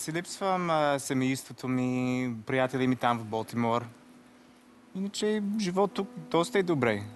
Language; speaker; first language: Bulgarian; non-native, learner; English